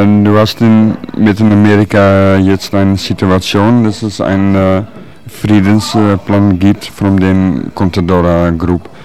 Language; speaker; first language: German; non-native, learner; Dutch